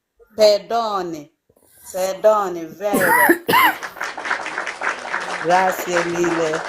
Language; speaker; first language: Italian; non-native, learner; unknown